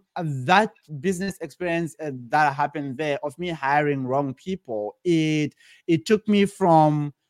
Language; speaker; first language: English; non-native, local second language; Shona